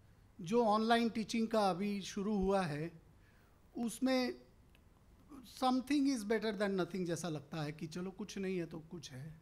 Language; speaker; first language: Hindi; native; Hindi